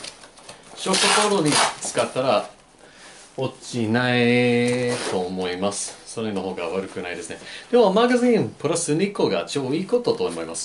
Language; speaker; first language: Japanese; non-native, learner; English